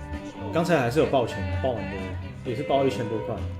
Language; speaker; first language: Chinese; native; Chinese